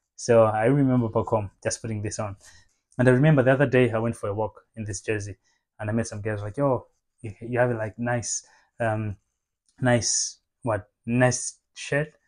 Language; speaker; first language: English; non-native, local second language; Nyanja